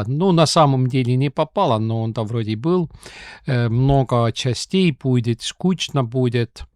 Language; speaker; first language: Russian; non-native, local second language; Estonian